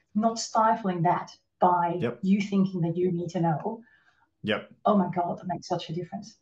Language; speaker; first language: English; non-native, fluent; Dutch